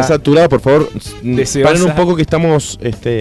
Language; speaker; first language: Spanish; native; Spanish